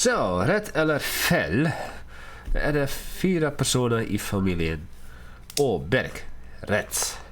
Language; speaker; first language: Swedish; non-native, learner; Dutch